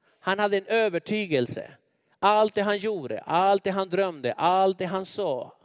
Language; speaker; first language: Swedish; non-native, fluent; Spanish